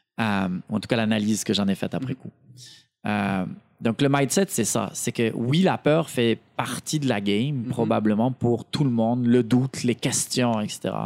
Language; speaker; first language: French; native; French